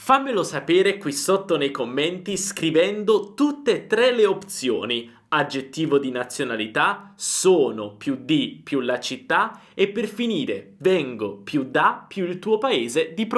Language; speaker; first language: Italian; native; Italian